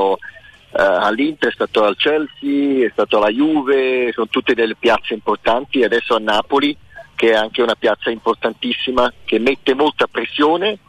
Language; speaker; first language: Italian; early bilingual, heritage; Italian